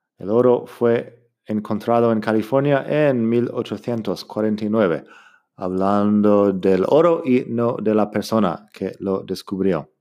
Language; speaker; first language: Spanish; non-native, fluent; English